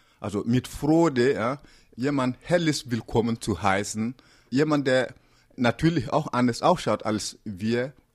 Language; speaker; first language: German; non-native, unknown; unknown